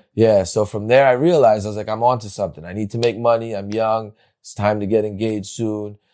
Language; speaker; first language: English; native; English